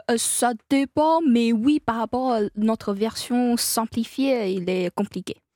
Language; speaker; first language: French; non-native, fluent; Chinese